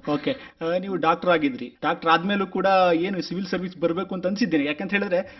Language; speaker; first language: Kannada; native; Kannada